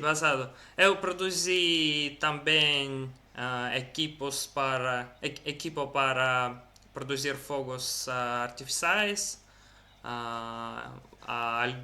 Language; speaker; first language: Portuguese; non-native, learner; Russian